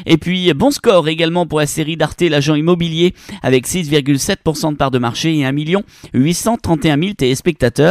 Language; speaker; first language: French; native; French